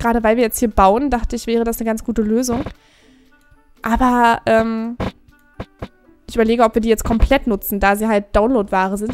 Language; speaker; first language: German; native; German